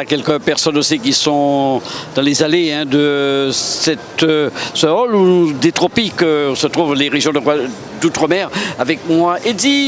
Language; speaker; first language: French; native; French